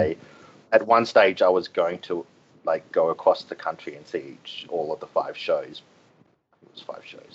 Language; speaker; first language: English; native; English